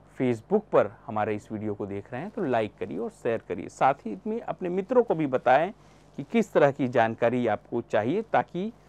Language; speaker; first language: Hindi; non-native, local second language; Gujarati